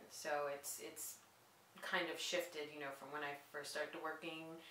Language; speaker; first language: English; native; English